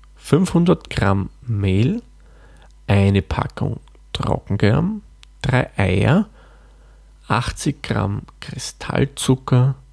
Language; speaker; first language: German; native; German